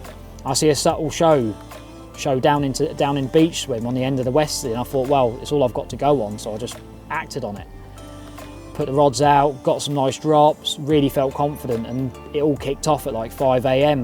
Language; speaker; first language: English; native; English